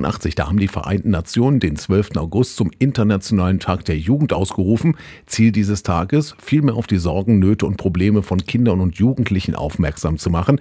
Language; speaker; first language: German; native; German